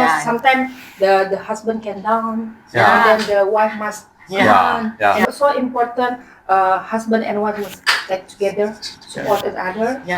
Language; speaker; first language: English; non-native, learner; Indonesian